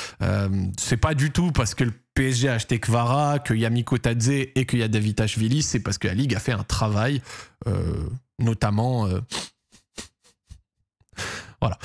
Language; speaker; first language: French; native; French